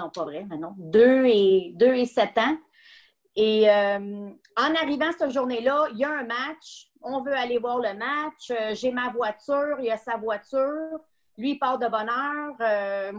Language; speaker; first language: French; native; French